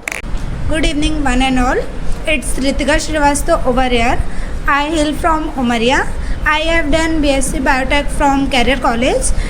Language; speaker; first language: English; non-native, learner; Hindi